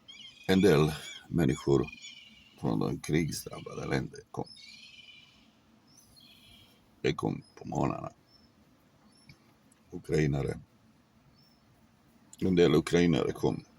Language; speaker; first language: Swedish; non-native, fluent; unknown